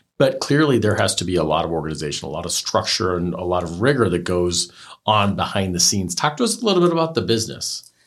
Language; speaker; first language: English; native; English